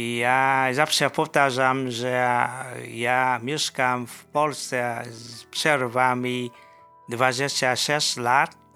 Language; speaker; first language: Polish; non-native, fluent; Vietnamese